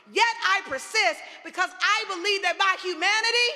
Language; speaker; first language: English; native; English